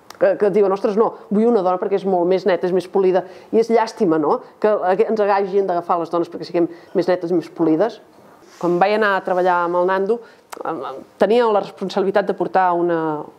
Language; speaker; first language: Catalan; native; Catalan